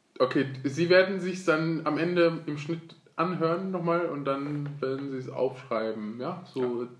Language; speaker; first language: German; early bilingual, other home language; Turkish